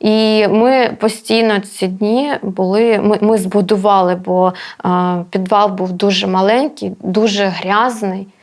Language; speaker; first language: Ukrainian; non-native, local second language; Russian